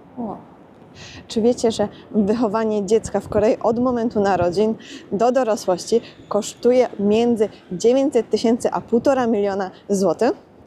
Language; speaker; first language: Polish; native; Polish